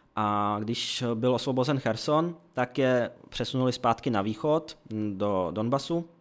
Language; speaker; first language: Czech; early bilingual, other home language; Ukrainian